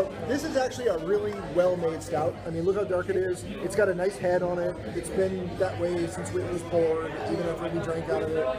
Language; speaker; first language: English; native; English